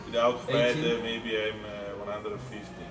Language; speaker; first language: English; non-native, learner; Italian